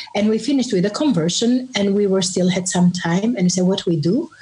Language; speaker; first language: English; non-native, fluent; Albanian